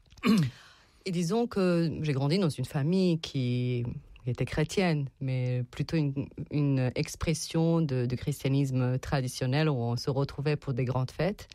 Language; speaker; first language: French; non-native, fluent; Serbian